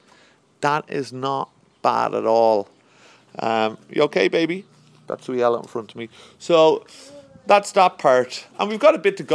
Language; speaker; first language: English; native; English